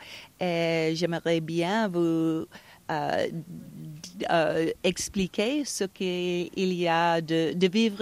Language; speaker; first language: French; non-native, fluent; English